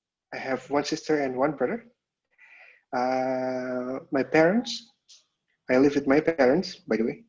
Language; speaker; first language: English; non-native, local second language; Indonesian